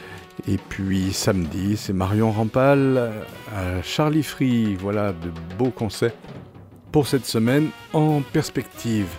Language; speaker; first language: French; native; French